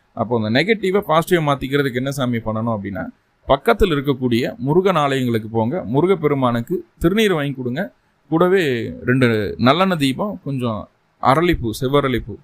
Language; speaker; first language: Tamil; native; Tamil